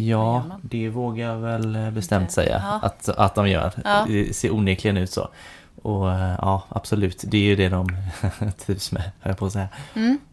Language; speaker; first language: Swedish; native; Swedish